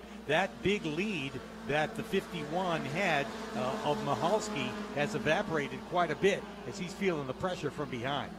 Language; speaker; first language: English; native; English